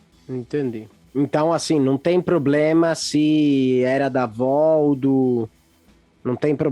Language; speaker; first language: Portuguese; non-native, fluent; Italian